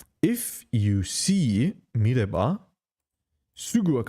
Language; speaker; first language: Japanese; non-native, learner; Greek